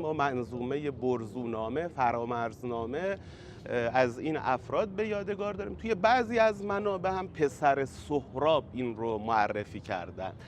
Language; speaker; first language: Persian; native; Persian